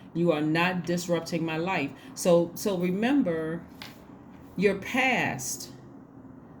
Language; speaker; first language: English; native; English